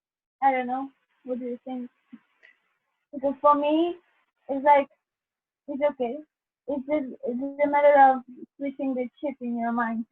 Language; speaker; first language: English; non-native, fluent; Polish